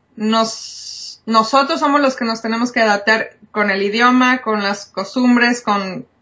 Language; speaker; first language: Spanish; native; Spanish